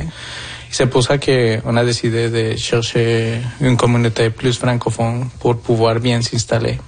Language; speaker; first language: French; non-native, fluent; Spanish